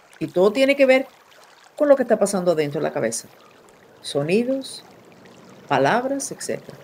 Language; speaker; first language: Spanish; non-native, fluent; English